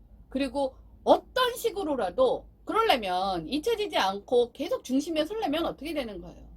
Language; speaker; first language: Korean; native; Korean